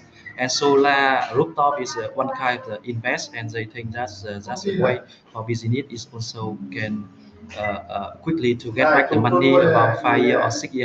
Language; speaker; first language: English; non-native, fluent; Vietnamese